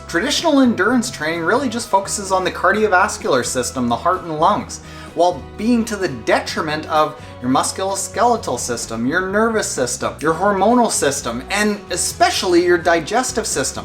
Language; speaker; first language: English; native; English